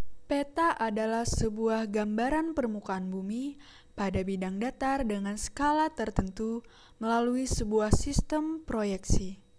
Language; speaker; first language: Indonesian; native; Indonesian